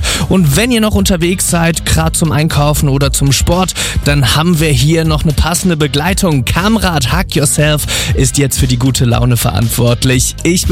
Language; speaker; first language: German; native; German